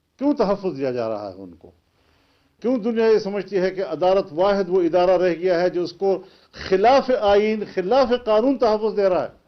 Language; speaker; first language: Urdu; non-native, local second language; Pashto